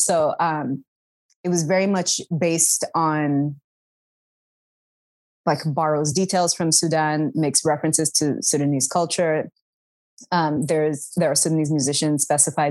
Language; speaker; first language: English; early bilingual, other home language; Arabic